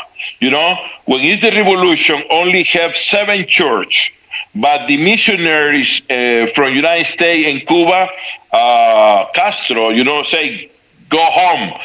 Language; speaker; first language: English; non-native, learner; Spanish